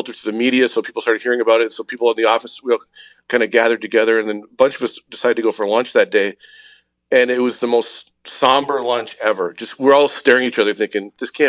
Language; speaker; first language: English; native; English